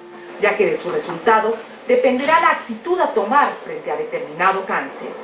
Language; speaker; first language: Spanish; native; Spanish